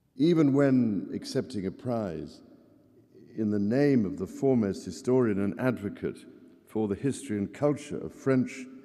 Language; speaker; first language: English; native; English